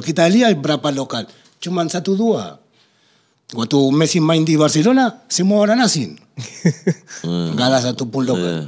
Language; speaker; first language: Indonesian; non-native, fluent; Spanish